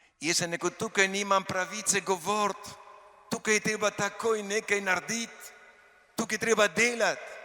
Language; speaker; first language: Slovenian; early bilingual, heritage; Slovenian